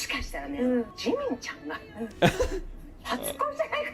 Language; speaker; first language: Japanese; native; Japanese